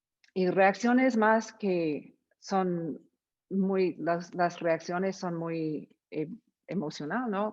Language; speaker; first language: Spanish; non-native, fluent; English